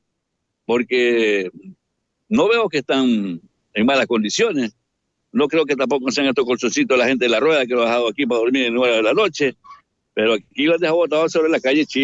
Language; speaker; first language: Spanish; native; Spanish